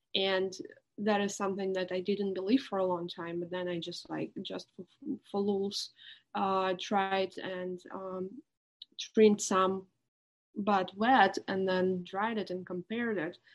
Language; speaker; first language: English; non-native, fluent; Russian